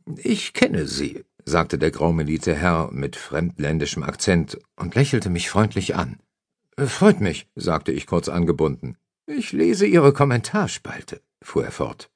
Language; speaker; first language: German; native; German